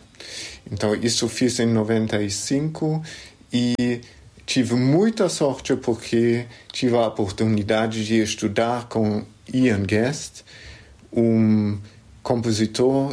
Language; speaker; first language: Portuguese; non-native, fluent; German